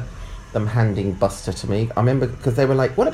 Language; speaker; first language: English; native; English